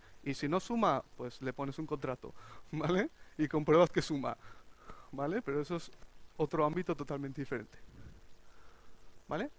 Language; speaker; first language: Spanish; native; Spanish